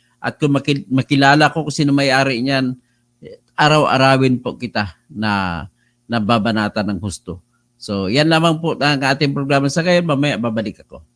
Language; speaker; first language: Filipino; non-native, local second language; Cebuano